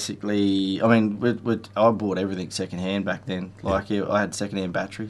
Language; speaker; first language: English; native; English